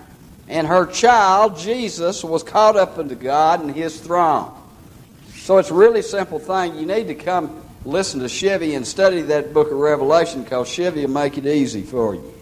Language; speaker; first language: English; native; English